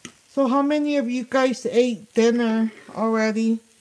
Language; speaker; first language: English; early bilingual, other home language; Spanish